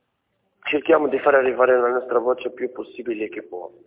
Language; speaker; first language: Italian; non-native, fluent; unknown